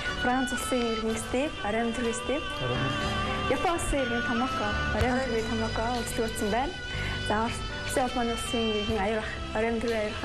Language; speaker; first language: Mongolian; native; Mongolian